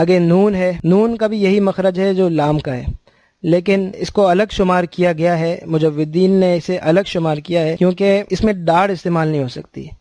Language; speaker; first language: Urdu; native; Urdu